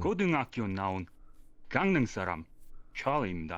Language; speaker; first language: Korean; non-native, learner; English